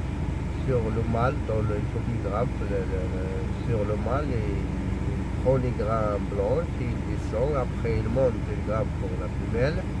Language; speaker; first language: French; non-native, local second language; Arabic